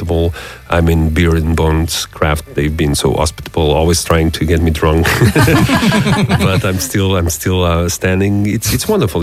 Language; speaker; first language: English; non-native, fluent; Portuguese